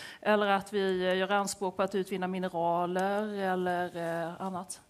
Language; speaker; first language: Swedish; native; Swedish